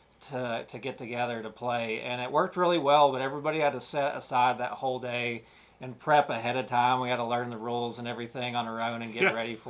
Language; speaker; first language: English; native; English